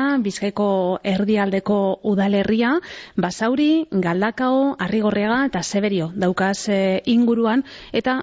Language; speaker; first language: Basque; native; Basque